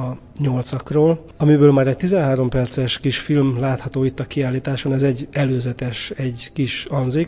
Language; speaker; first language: Hungarian; native; Hungarian